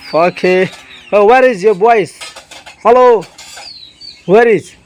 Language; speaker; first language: English; non-native, learner; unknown